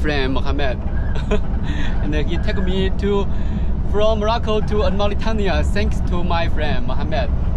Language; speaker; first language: English; non-native, fluent; Chinese